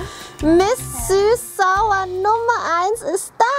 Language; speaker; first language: German; early bilingual, other home language; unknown